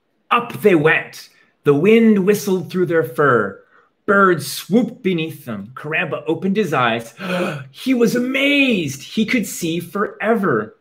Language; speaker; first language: English; native; English